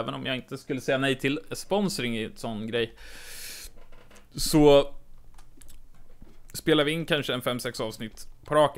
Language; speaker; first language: Swedish; native; Swedish